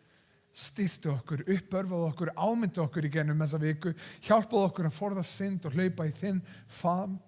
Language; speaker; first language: Icelandic; non-native, fluent; English